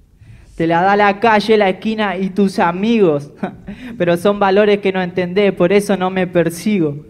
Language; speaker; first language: Spanish; native; Spanish